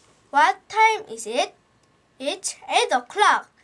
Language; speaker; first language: English; non-native, learner; Korean